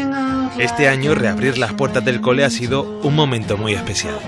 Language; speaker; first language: Spanish; native; Spanish